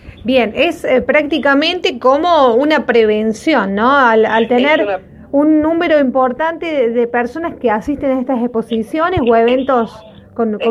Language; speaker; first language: Spanish; native; Spanish